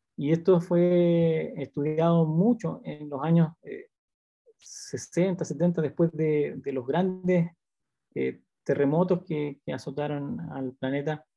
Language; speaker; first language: Spanish; native; Spanish